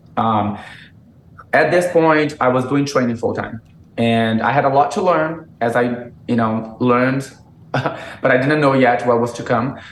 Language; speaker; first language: English; non-native, fluent; Portuguese